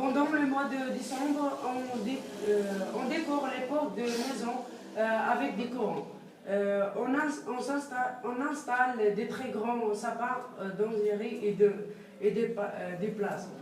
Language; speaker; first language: French; non-native, learner; Arabic